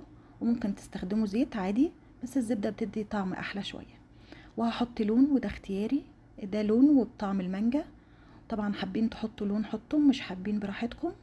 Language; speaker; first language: Arabic; native; Arabic